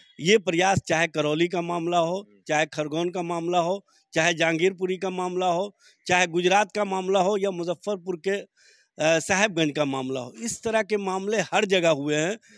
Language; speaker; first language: Hindi; native; Hindi